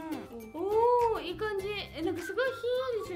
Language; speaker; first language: Japanese; non-native, fluent; Korean